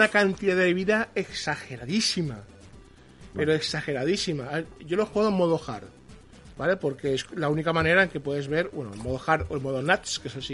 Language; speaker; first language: Spanish; native; Spanish